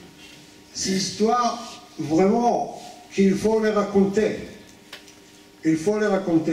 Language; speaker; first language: French; non-native, fluent; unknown